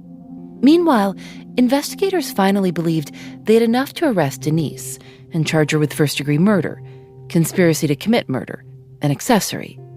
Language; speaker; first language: English; native; English